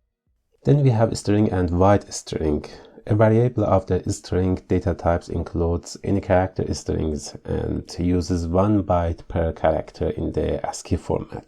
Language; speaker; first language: English; non-native, fluent; Persian